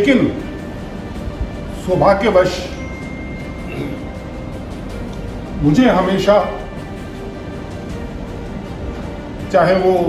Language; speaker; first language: Hindi; native; Hindi